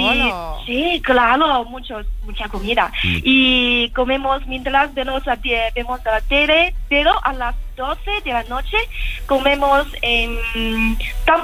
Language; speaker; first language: Spanish; non-native, fluent; Chinese